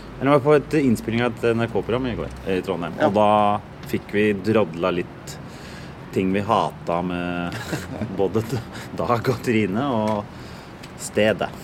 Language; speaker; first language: Norwegian; native; Norwegian